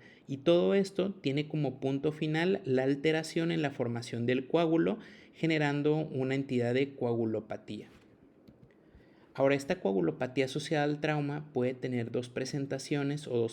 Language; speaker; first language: Spanish; native; Spanish